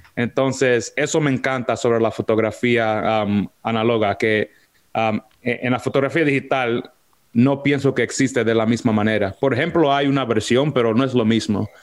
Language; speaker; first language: Spanish; early bilingual, heritage; Spanish